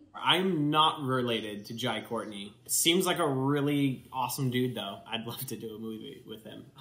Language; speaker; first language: English; native; English